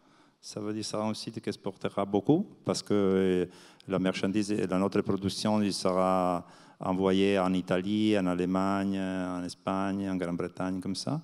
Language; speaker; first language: French; non-native, fluent; Italian